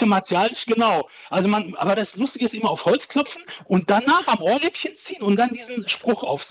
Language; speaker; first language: German; early bilingual, other home language; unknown